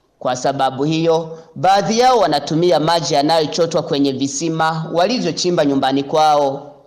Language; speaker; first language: Swahili; non-native, local second language; Rundi